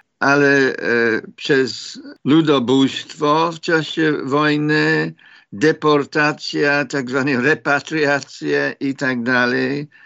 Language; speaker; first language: Polish; non-native, fluent; English